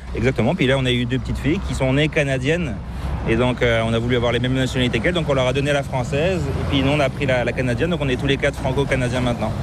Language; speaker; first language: French; native; French